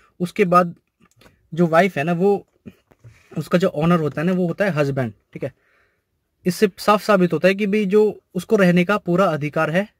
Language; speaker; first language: Hindi; native; Hindi